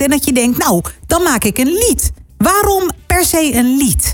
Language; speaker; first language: Dutch; native; Dutch